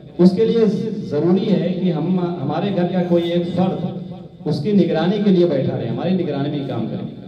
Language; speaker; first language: Urdu; native; Urdu